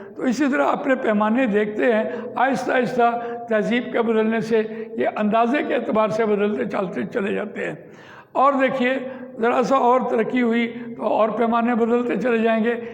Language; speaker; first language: Urdu; non-native, local second language; Punjabi